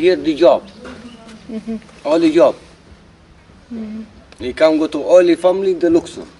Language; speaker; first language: English; non-native, learner; Arabic